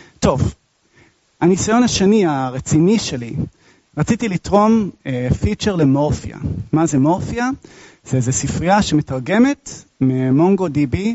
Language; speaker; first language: Hebrew; non-native, fluent; English